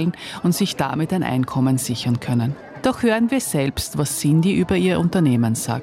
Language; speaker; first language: German; native; German